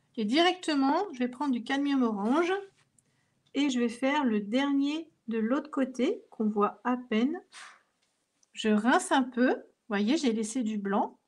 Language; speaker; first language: French; native; French